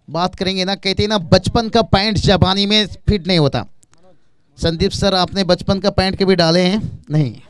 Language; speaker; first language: Hindi; non-native, local second language; Marathi